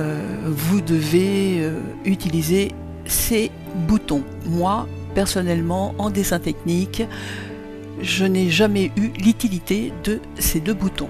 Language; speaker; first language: French; native; French